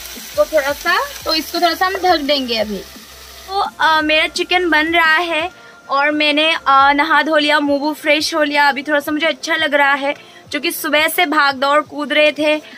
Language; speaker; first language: Hindi; non-native, local second language; Nepali